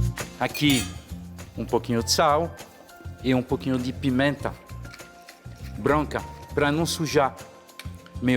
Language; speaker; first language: Portuguese; non-native, fluent; French